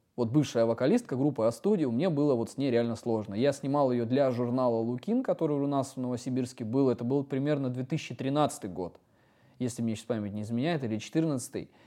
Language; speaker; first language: Russian; native; Russian